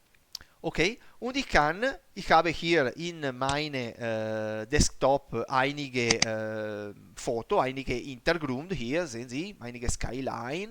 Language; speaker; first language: German; non-native, learner; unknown